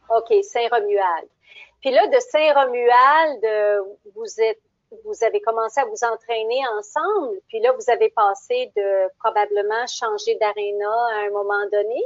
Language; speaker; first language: French; native; French